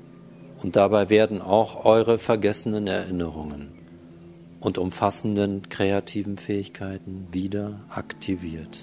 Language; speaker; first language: German; native; German